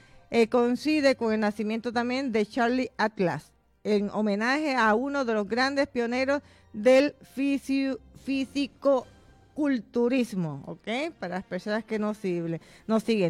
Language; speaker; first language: Spanish; native; Spanish